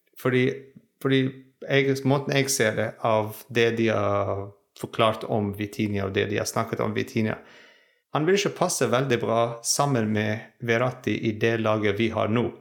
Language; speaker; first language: Norwegian; non-native, fluent; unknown